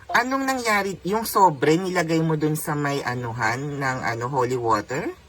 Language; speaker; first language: Filipino; native; Filipino